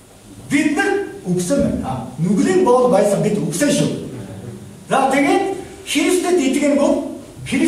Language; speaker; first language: Mongolian; non-native, fluent; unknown